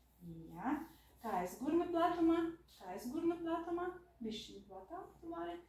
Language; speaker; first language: Latvian; non-native, learner; Russian